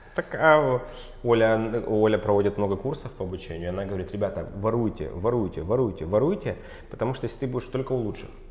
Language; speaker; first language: Russian; native; Russian